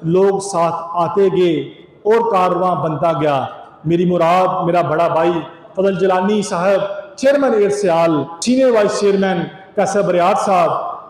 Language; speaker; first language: Urdu; native; Urdu